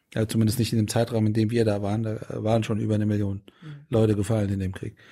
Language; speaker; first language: German; early bilingual, other home language; Persian